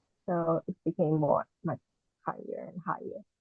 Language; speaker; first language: English; non-native, learner; Japanese